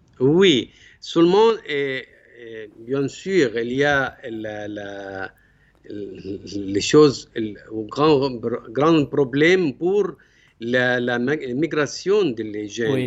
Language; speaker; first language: French; non-native, learner; Arabic